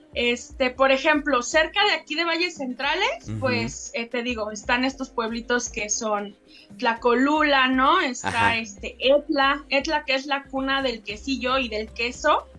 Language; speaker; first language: Spanish; native; Spanish